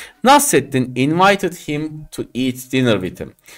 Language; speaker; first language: English; non-native, fluent; Turkish